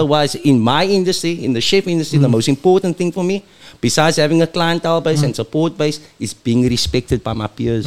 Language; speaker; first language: English; native; English